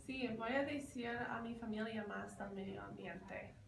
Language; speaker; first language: Spanish; non-native, learner; English